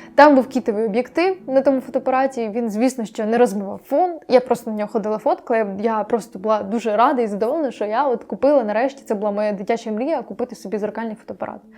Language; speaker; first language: Ukrainian; non-native, local second language; Russian